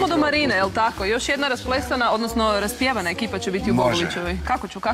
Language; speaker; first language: Croatian; native; Croatian